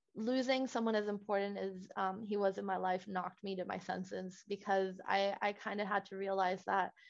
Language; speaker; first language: English; non-native, fluent; Spanish